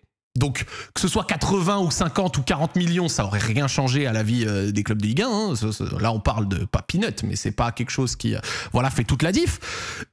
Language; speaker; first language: French; native; French